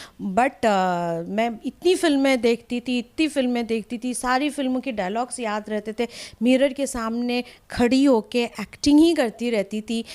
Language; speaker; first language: Hindi; non-native, local second language; Assamese